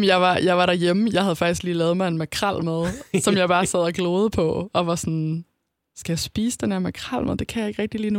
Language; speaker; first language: Danish; native; Danish